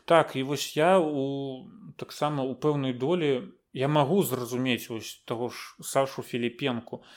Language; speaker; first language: Belarusian; native; Belarusian